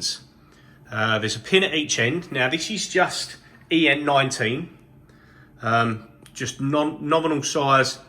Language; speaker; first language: English; native; English